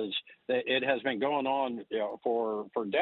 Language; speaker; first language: English; native; English